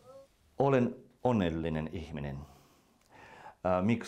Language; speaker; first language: Finnish; non-native, local second language; Russian